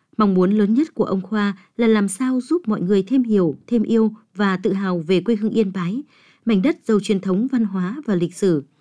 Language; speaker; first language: Vietnamese; native; Vietnamese